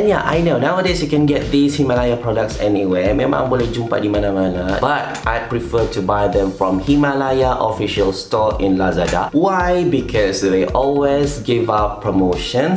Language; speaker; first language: English; non-native, local second language; Malay